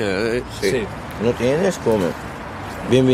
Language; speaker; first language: Spanish; non-native, learner; Arabic